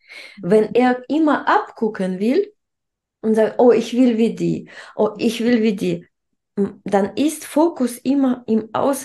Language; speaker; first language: German; non-native, fluent; Russian